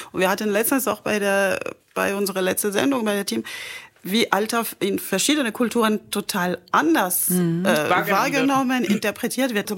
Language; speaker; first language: German; non-native, fluent; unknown